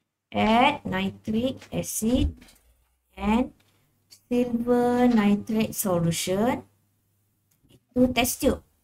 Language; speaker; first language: English; non-native, local second language; Malay